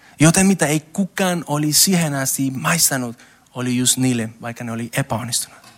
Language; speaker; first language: Finnish; non-native, learner; Spanish